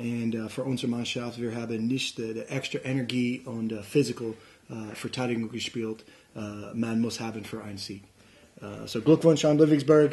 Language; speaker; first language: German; non-native, learner; English